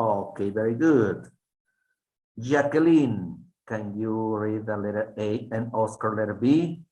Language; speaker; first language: English; non-native, fluent; Spanish